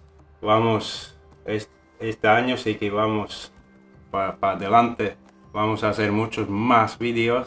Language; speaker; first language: Spanish; non-native, fluent; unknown